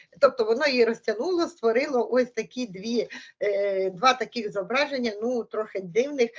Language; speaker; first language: Ukrainian; native; Ukrainian